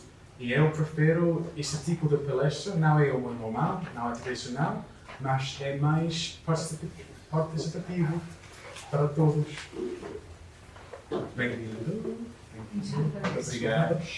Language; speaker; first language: Portuguese; non-native, learner; English